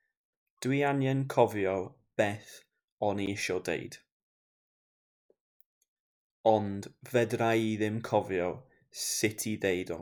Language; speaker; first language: Welsh; non-native, learner; English